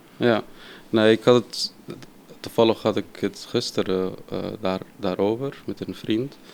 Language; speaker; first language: Dutch; non-native, fluent; Arabic